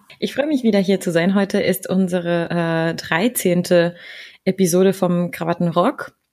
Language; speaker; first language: German; early bilingual, other home language; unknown